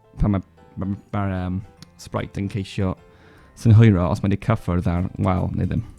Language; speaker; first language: Welsh; non-native, local second language; English